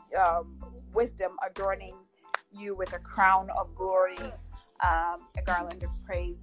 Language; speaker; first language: English; non-native, local second language; Akan